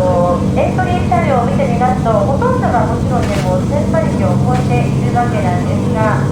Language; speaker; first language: Japanese; native; Japanese